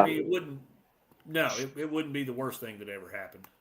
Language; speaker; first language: English; native; English